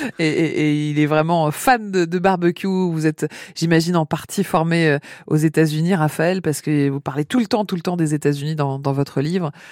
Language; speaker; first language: French; native; French